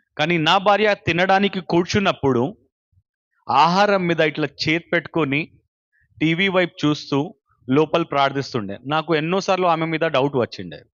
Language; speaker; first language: Telugu; non-native, local second language; Urdu